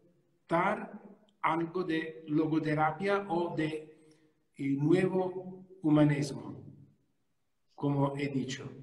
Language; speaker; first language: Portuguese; non-native, learner; Italian